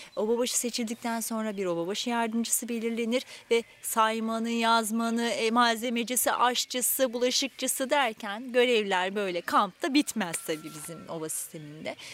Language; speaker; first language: Turkish; native; Turkish